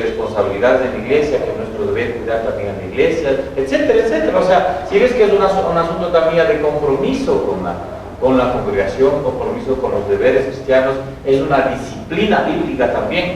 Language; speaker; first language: Spanish; native; Spanish